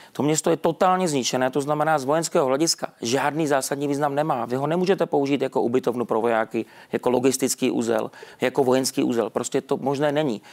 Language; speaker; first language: Czech; native; Czech